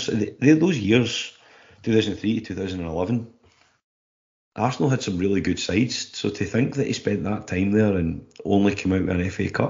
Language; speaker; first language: English; native; English